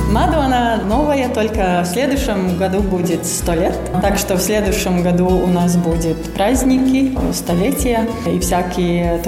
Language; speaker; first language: Russian; non-native, local second language; Latvian